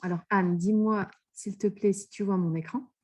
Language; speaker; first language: French; native; French